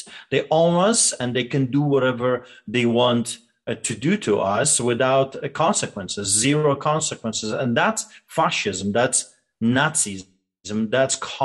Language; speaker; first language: English; non-native, fluent; Polish